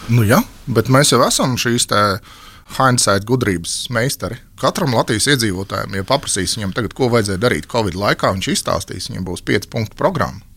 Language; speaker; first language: Latvian; native; Latvian